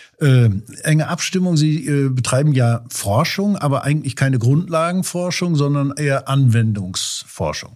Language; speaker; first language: German; native; German